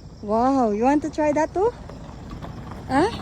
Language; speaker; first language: English; non-native, learner; Cebuano